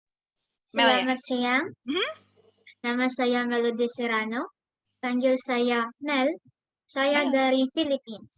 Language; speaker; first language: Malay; non-native, learner; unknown